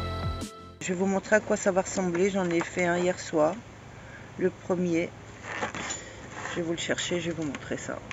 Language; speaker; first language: French; native; French